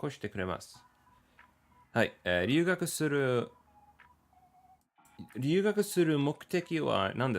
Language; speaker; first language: Japanese; non-native, learner; English